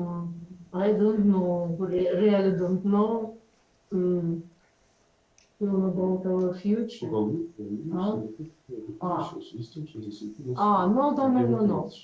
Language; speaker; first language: English; non-native, learner; Ukrainian